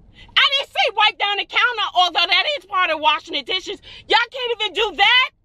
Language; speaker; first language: English; native; English